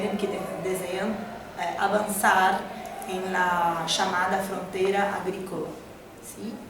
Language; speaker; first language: Spanish; non-native, fluent; Portuguese